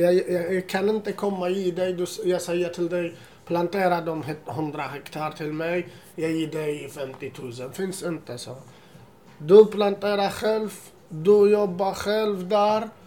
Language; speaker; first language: Swedish; non-native, learner; Assyrian Neo-Aramaic